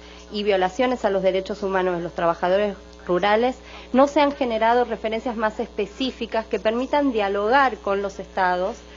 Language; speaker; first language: Spanish; native; Spanish